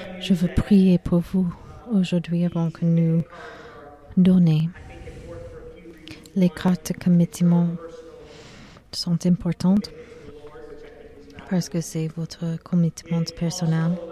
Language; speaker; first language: French; non-native, learner; English